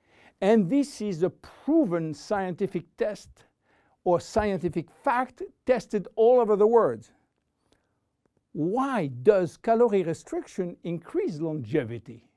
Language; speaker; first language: English; non-native, fluent; French